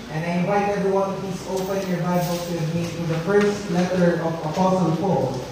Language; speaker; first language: English; non-native, local second language; Filipino